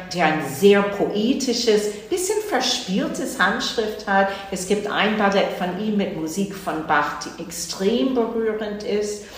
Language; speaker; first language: German; non-native, fluent; English